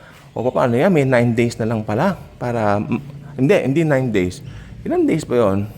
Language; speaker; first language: Filipino; native; Filipino